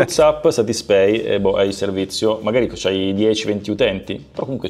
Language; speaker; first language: Italian; native; Italian